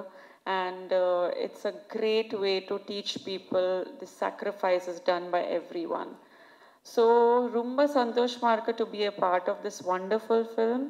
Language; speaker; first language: Tamil; non-native, fluent; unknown